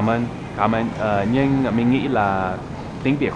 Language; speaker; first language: Vietnamese; non-native, learner; English